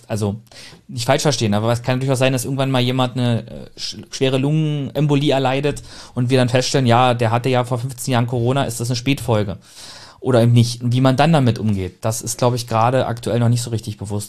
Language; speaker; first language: German; native; German